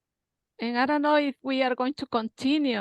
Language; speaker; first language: English; non-native, learner; Spanish